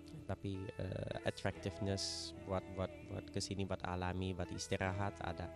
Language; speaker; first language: Indonesian; non-native, fluent; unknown